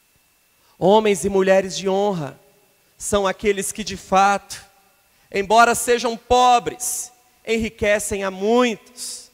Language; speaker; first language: Portuguese; native; Portuguese